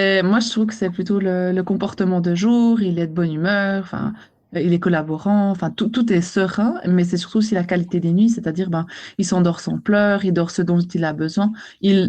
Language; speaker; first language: French; native; French